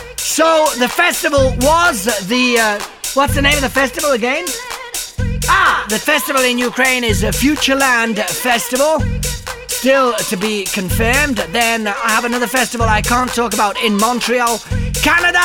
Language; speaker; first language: English; non-native, fluent; Italian